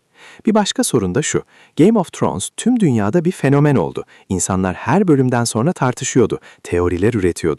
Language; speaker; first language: Turkish; native; Turkish